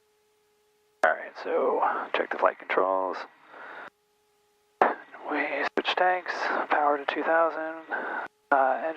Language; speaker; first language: English; native; English